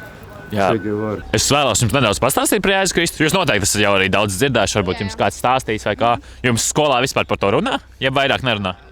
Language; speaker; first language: Latvian; native; Latvian